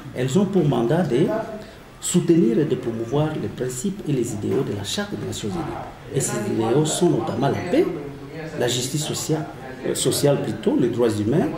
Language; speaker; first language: French; non-native, local second language; Swahili